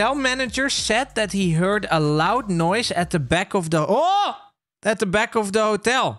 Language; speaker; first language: English; non-native, fluent; Dutch